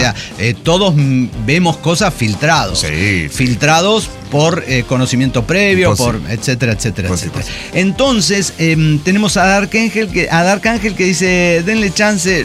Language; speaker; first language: Spanish; native; Spanish